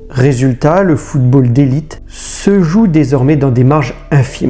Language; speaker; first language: French; native; French